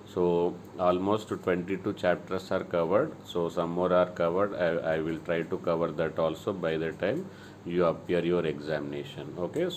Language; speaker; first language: English; non-native, local second language; Telugu